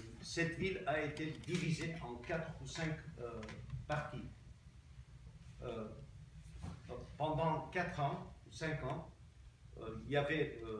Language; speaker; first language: French; non-native, fluent; Armenian